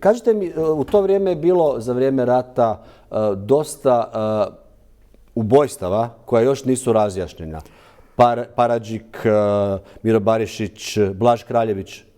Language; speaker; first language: Croatian; native; Croatian